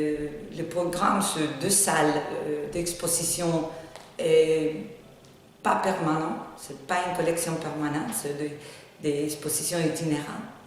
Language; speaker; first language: French; non-native, learner; Spanish